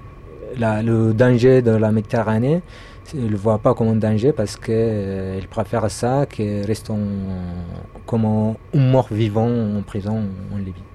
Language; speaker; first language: French; non-native, fluent; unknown